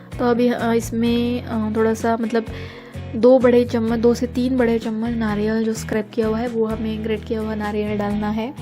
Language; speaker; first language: Hindi; non-native, local second language; Konkani